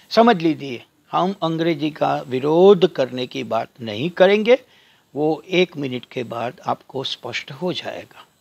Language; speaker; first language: Hindi; non-native, local second language; Gujarati